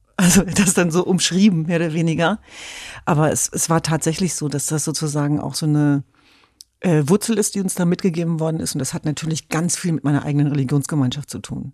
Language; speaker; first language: German; early bilingual, other home language; Kurdish